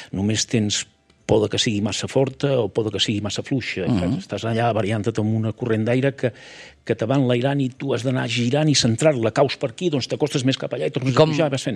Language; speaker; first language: Catalan; native; Catalan